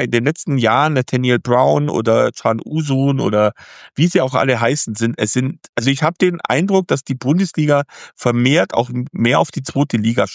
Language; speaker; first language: German; native; German